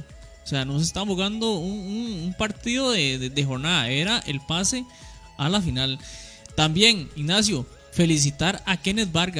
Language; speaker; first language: Spanish; native; Spanish